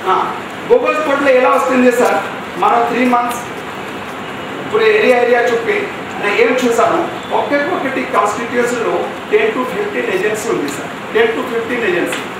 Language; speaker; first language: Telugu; non-native, local second language; Hindi